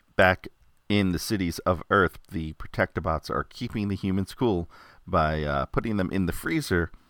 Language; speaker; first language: English; native; English